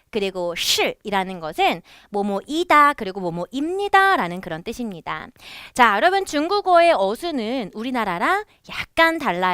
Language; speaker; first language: Korean; native; Korean